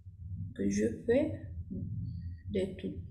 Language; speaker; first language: French; non-native, learner; Spanish